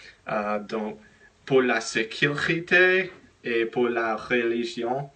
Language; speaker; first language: French; non-native, learner; English